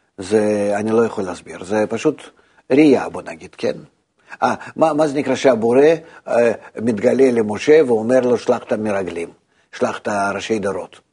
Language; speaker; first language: Hebrew; non-native, fluent; Russian